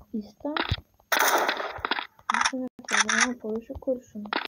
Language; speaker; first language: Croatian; non-native, learner; Macedonian